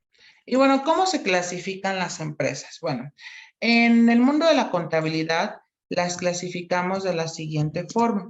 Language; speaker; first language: Spanish; native; Spanish